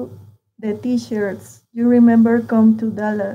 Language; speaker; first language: English; non-native, learner; Spanish